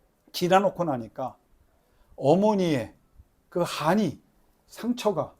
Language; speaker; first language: Korean; native; Korean